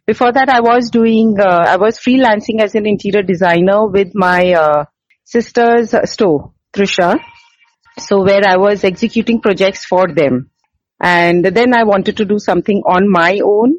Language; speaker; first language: English; non-native, local second language; Hindi